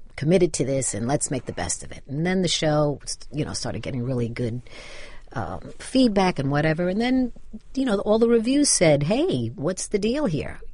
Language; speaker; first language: English; native; English